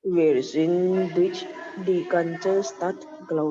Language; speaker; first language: German; non-native, learner; Indonesian